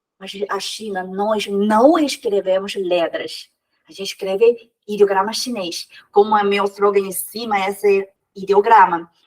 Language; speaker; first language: Portuguese; non-native, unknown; Chinese